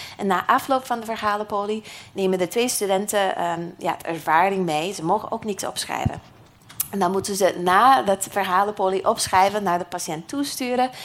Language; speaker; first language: Dutch; non-native, fluent; English